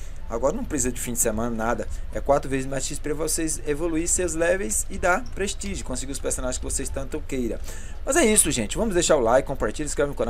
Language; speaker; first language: Portuguese; native; Portuguese